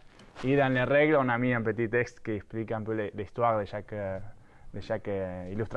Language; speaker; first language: French; non-native, fluent; Spanish